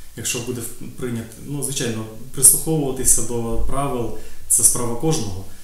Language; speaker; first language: Ukrainian; native; Ukrainian